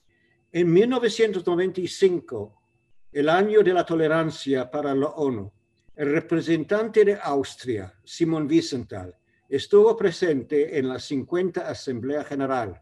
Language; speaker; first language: Spanish; non-native, fluent; English